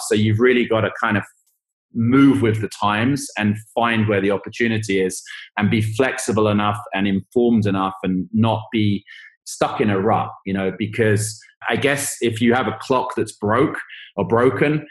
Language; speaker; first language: English; native; English